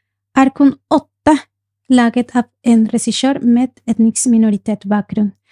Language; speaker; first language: Norwegian; non-native, fluent; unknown